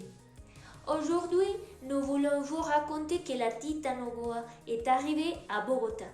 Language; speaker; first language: French; non-native, learner; Spanish